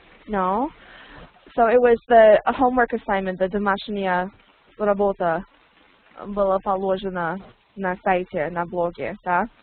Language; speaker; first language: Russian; non-native, learner; English